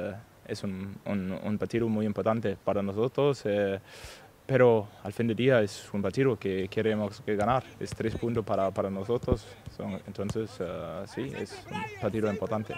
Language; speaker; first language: Spanish; non-native, fluent; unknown